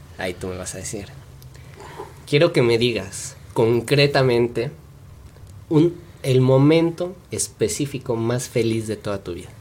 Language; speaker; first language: Spanish; native; Spanish